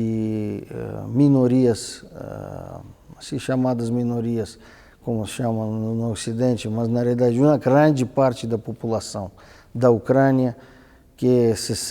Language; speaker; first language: Portuguese; non-native, fluent; Russian